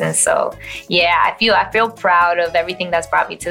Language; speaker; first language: English; early bilingual, other home language; Spanish